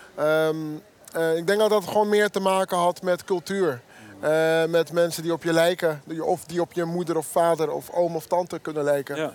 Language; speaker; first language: Dutch; early bilingual, other home language; Akan